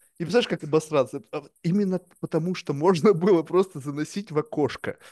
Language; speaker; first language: Russian; native; Russian